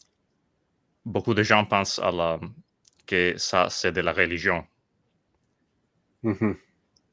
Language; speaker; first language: French; non-native, learner; Italian